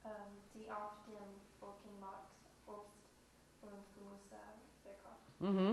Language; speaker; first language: German; non-native, learner; English